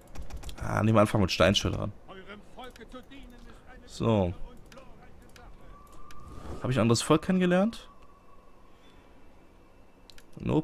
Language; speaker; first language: German; native; German